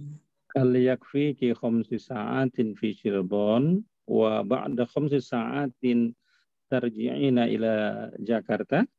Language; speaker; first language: Arabic; non-native, learner; Indonesian